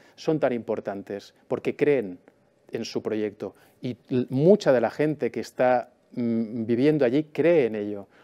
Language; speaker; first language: Spanish; native; Spanish